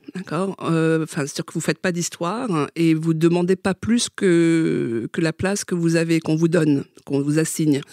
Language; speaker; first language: French; early bilingual, other home language; Vietnamese